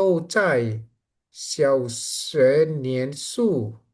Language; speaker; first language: Chinese; non-native, learner; Indonesian